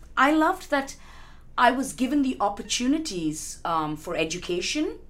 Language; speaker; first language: English; non-native, local second language; Malayalam